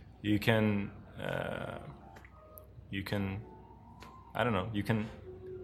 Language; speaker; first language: English; non-native, fluent; Turkish